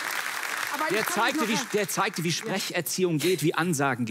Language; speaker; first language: German; native; German